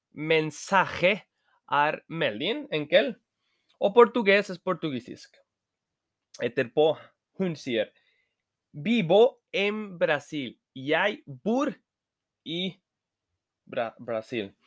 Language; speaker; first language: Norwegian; non-native, learner; Spanish